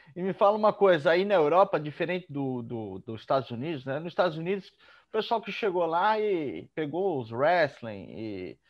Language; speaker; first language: Portuguese; native; Portuguese